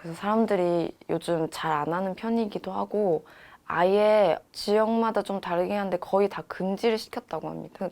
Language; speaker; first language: Korean; non-native, fluent; Chinese